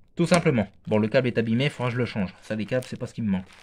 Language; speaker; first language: French; native; French